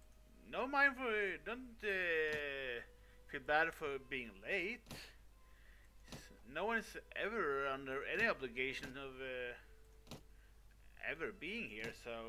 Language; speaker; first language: English; non-native, fluent; Swedish